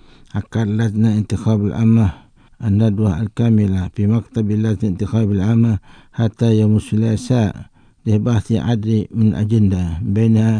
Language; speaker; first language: Arabic; non-native, fluent; Indonesian